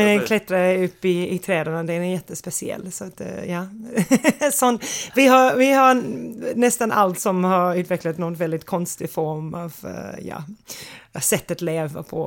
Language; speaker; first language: Swedish; non-native, fluent; English